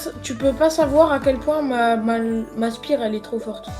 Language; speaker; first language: French; native; French